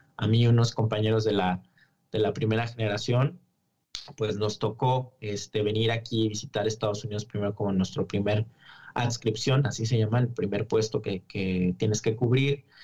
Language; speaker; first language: Spanish; native; Spanish